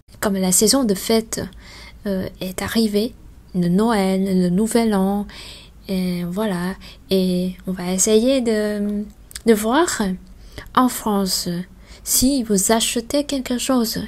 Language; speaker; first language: French; non-native, fluent; Vietnamese